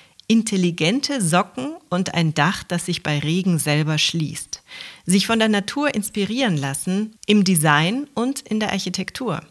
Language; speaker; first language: German; native; German